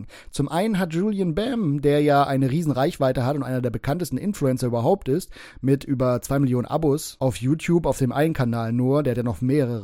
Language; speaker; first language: German; native; German